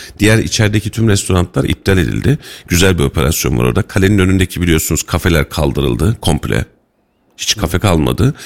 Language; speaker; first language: Turkish; native; Turkish